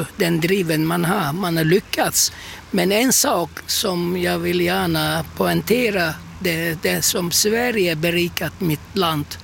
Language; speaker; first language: Swedish; non-native, fluent; Turkish